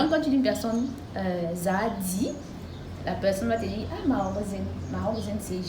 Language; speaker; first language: French; non-native, local second language; Fang